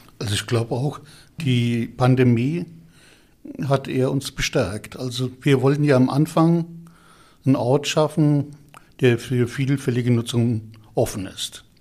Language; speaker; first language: German; native; German